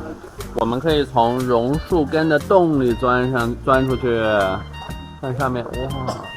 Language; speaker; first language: Chinese; native; Chinese